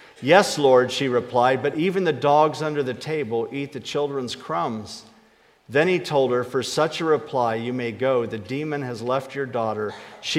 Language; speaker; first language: English; native; English